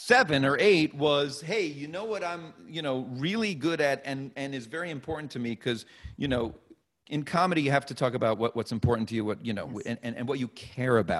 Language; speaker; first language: English; native; English